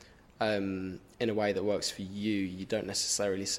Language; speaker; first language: English; native; English